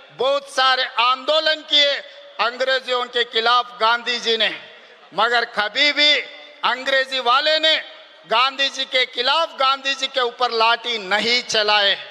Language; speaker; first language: Hindi; non-native, local second language; Telugu